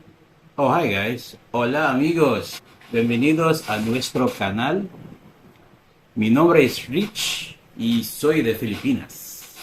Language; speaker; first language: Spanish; non-native, learner; Filipino